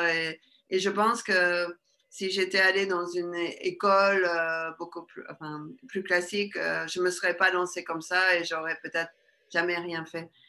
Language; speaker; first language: French; early bilingual, other home language; Spanish